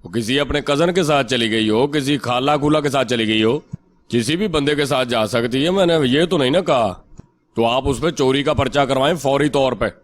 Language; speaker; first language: Urdu; non-native, local second language; Punjabi